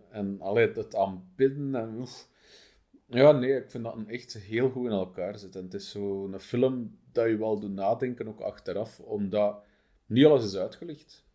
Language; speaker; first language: Dutch; native; Dutch